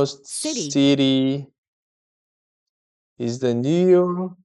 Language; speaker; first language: English; non-native, learner; Korean